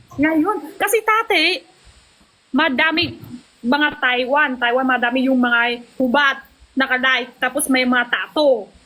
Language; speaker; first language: Filipino; non-native, learner; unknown